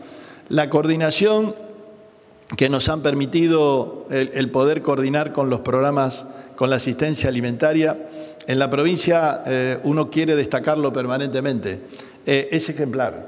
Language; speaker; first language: Spanish; native; Spanish